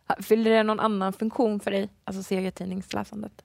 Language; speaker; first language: Swedish; native; Swedish